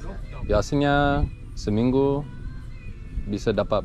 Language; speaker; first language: Indonesian; non-native, learner; English